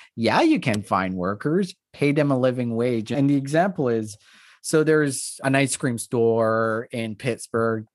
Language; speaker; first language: English; non-native, fluent; French